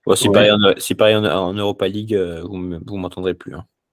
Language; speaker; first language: French; native; French